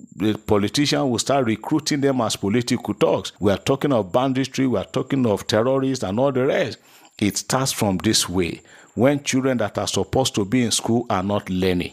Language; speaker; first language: English; non-native, local second language; Yoruba